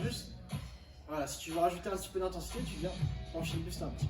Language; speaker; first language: French; native; French